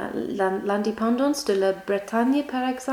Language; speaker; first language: French; non-native, learner; English